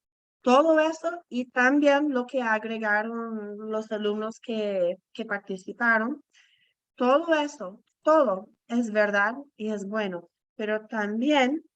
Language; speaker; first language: Spanish; non-native, fluent; English